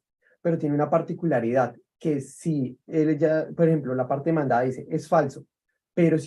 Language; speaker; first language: Spanish; native; Spanish